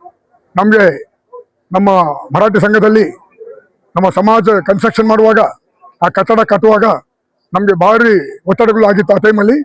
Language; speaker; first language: Kannada; non-native, local second language; Marathi